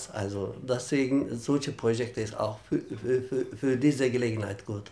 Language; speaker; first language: German; non-native, fluent; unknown